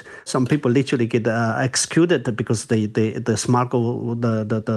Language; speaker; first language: English; non-native, fluent; Chinese